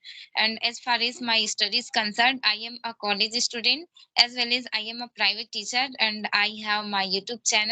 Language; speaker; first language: English; non-native, learner; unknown